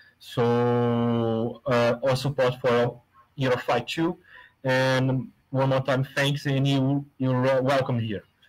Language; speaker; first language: English; non-native, fluent; Portuguese